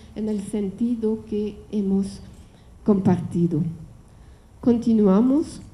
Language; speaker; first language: Spanish; non-native, fluent; French